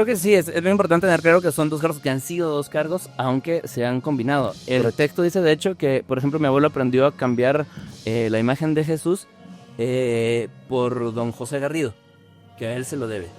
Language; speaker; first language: Spanish; native; Spanish